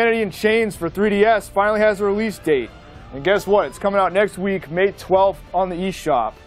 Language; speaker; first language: English; native; English